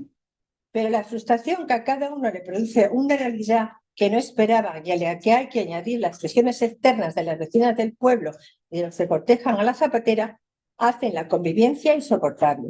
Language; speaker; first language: Spanish; native; Spanish